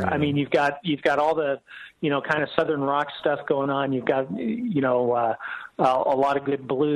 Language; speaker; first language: English; native; English